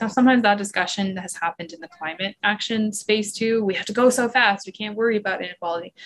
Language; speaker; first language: English; native; English